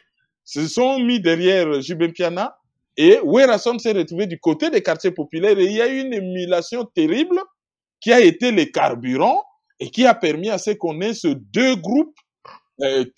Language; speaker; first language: French; non-native, local second language; Lingala